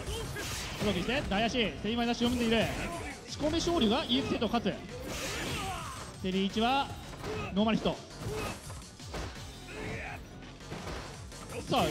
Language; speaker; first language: Japanese; native; Japanese